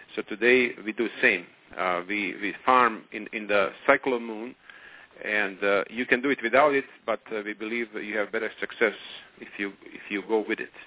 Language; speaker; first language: English; non-native, fluent; Croatian